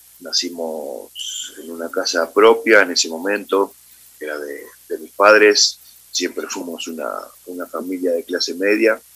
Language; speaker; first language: Spanish; native; Spanish